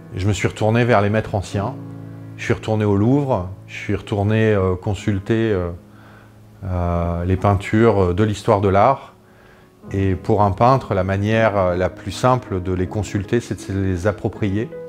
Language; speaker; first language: French; native; French